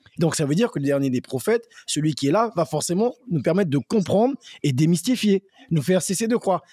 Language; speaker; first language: French; native; French